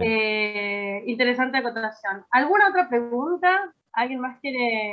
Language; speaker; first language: Spanish; native; Spanish